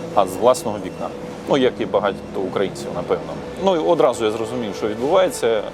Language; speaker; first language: Ukrainian; native; Ukrainian